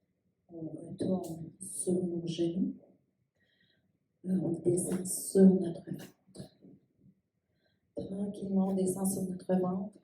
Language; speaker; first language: French; native; French